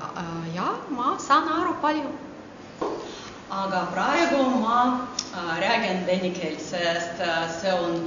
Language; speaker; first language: Estonian; non-native, learner; Russian